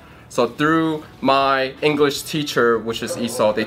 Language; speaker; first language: English; early bilingual, other home language; Korean